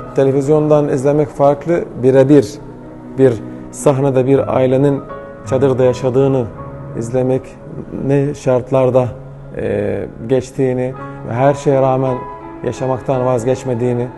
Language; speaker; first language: Turkish; non-native, fluent; Arabic